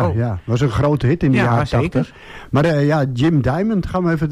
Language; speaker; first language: Dutch; native; Dutch